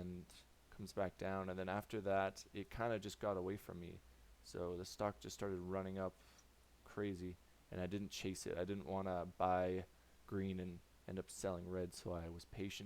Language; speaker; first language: English; native; English